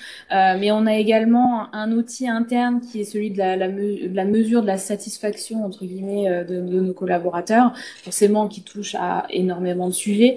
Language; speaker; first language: French; native; French